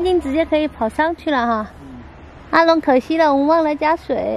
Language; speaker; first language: Chinese; native; Chinese